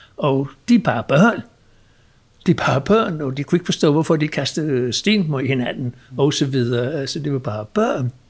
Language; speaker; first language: Danish; non-native, fluent; English